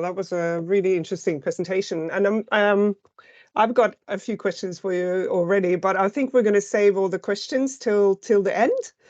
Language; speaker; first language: English; non-native, fluent; Norwegian